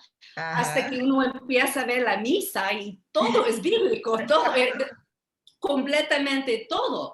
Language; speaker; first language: Spanish; early bilingual, heritage; Spanish